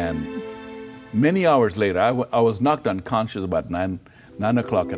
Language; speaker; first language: English; non-native, local second language; Gujarati